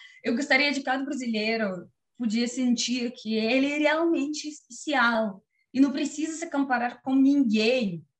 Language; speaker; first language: Portuguese; non-native, learner; Russian